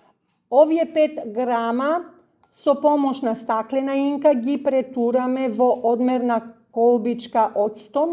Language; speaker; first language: Macedonian; native; Macedonian